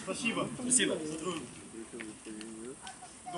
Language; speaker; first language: Russian; non-native, local second language; Latvian